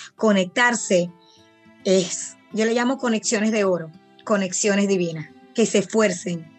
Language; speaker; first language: Spanish; native; Spanish